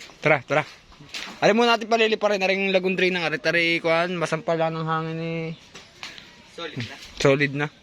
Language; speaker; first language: Filipino; native; Filipino